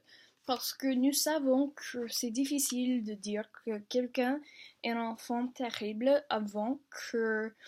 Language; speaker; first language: French; non-native, learner; English